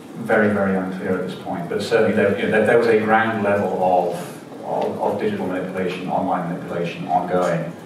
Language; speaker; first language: English; native; English